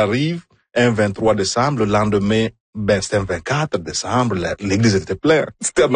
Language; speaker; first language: French; non-native, fluent; Igbo